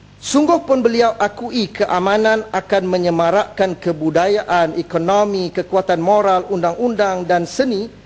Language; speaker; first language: Malay; native; Malay